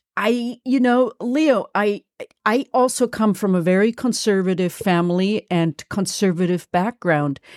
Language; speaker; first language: English; non-native, fluent; German